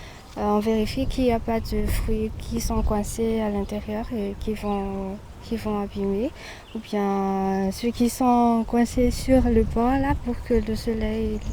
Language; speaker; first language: French; non-native, local second language; Malagasy